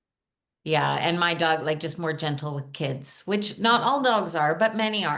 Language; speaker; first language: English; native; English